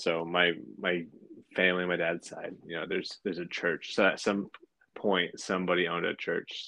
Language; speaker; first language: English; native; English